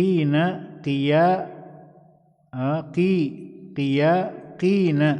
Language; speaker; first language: Arabic; non-native, fluent; Indonesian